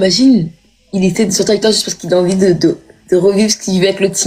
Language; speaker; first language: French; native; French